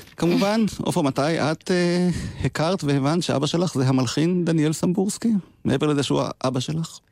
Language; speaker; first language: Hebrew; native; Hebrew